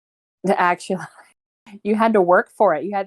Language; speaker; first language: English; native; English